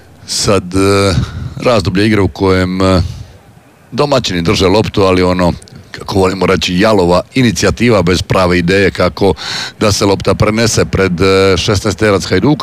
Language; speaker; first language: Serbian; native; Serbian